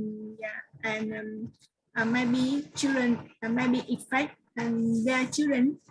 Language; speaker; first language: English; non-native, learner; Vietnamese